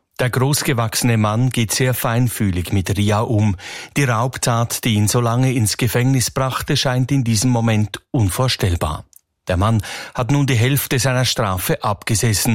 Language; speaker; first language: German; native; German